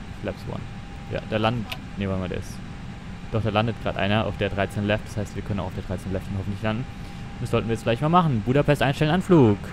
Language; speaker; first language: German; native; German